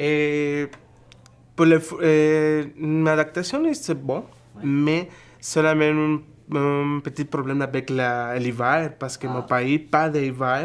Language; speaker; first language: French; non-native, learner; Spanish